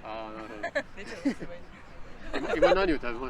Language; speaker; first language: Japanese; non-native, learner; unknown